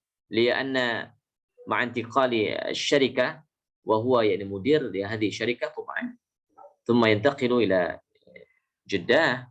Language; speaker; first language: Arabic; non-native, fluent; Indonesian